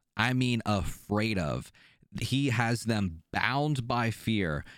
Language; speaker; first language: English; native; English